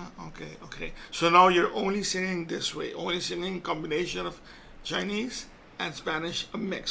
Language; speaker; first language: English; non-native, local second language; Papiamento